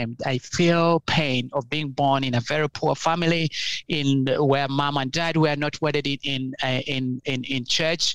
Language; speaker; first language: English; non-native, local second language; Ganda